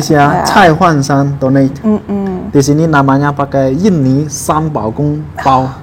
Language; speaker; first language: Indonesian; non-native, learner; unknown